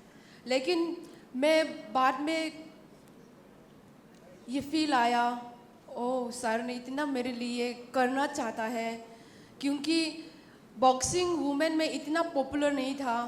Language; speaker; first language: Hindi; non-native, local second language; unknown